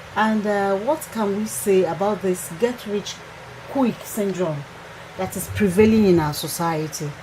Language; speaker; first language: English; non-native, local second language; Yoruba